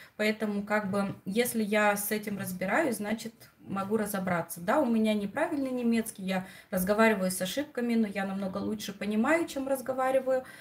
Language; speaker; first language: Russian; non-native, local second language; Romanian